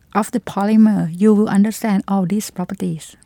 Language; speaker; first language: English; non-native, fluent; Thai